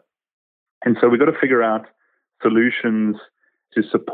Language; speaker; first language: English; native; English